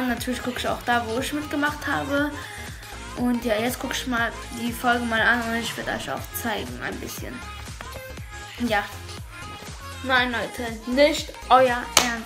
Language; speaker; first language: German; early bilingual, other home language; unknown